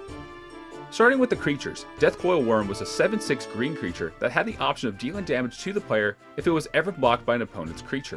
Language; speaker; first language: English; native; English